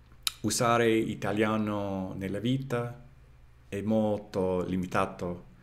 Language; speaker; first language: Italian; non-native, learner; English